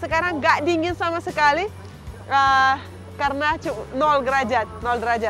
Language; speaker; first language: Indonesian; non-native, fluent; Russian